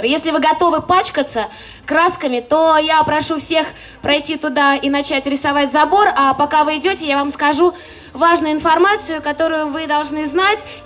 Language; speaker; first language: Russian; native; Russian